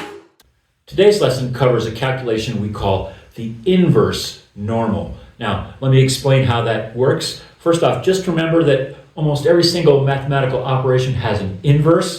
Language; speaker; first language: English; native; English